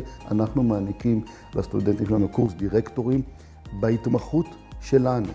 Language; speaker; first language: Hebrew; native; Hebrew